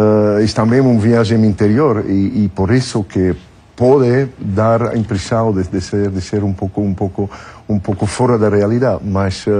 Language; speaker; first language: Portuguese; non-native, fluent; French